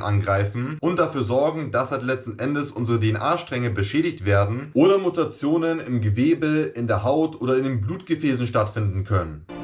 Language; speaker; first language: German; native; German